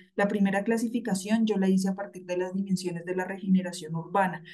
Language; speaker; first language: Spanish; native; Spanish